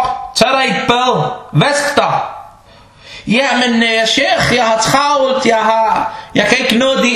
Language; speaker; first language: Danish; early bilingual, other home language; Arabic